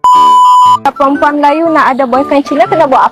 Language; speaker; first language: Malay; native; Malay